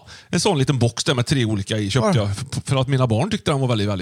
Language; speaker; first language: Swedish; native; Swedish